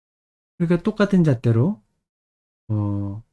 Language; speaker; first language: Korean; native; Korean